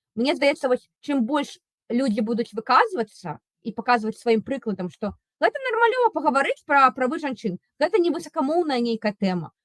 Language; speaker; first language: Belarusian; non-native, local second language; Russian